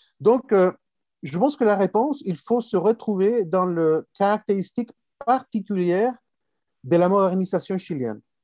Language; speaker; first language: French; non-native, fluent; Spanish